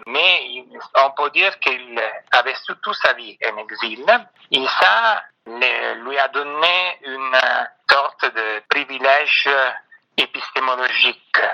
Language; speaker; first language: French; non-native, fluent; Italian